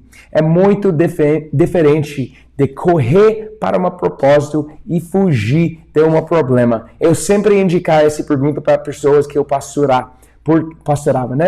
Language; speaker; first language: Portuguese; non-native, fluent; English